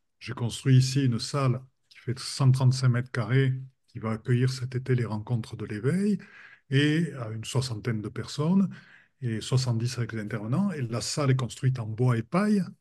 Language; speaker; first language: French; native; French